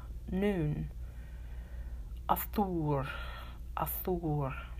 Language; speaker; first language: English; native; English